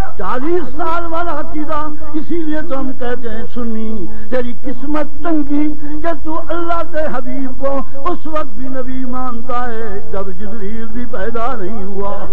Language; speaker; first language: Urdu; non-native, local second language; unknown